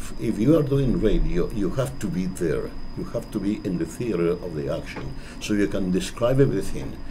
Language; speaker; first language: English; non-native, fluent; Spanish